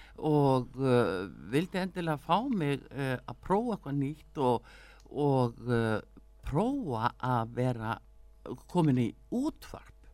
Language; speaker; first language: Icelandic; early bilingual, heritage; Icelandic